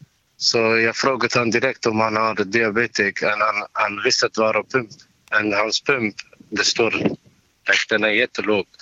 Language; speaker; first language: Swedish; non-native, learner; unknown